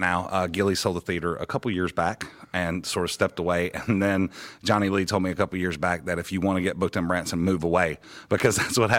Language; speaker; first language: English; native; English